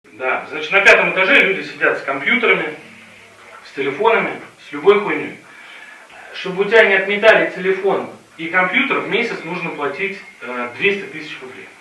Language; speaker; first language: Russian; native; Russian